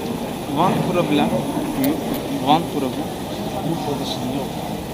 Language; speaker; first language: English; non-native, learner; Turkish